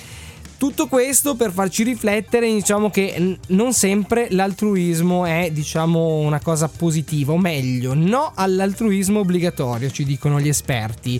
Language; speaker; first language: Italian; native; Italian